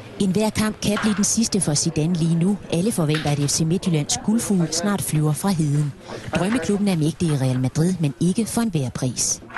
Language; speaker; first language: Danish; native; Danish